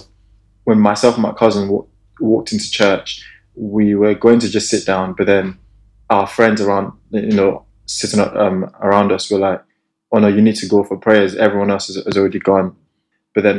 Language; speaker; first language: English; non-native, local second language; Yoruba